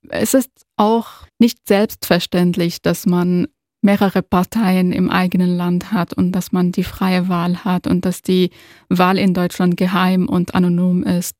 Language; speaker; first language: German; non-native, fluent; Arabic